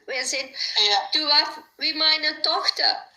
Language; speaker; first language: German; non-native, learner; Dutch